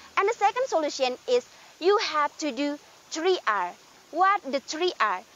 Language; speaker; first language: English; non-native, learner; Indonesian